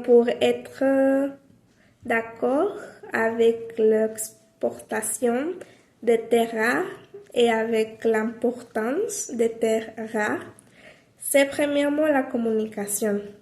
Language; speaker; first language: French; non-native, learner; Spanish